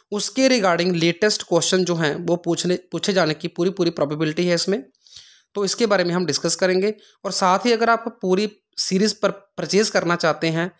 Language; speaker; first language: Hindi; non-native, local second language; Punjabi